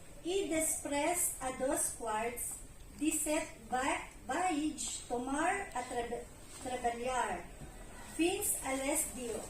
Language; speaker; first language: Catalan; non-native, learner; Filipino